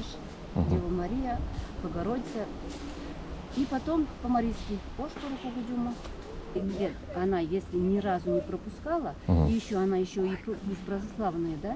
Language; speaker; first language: Russian; non-native, local second language; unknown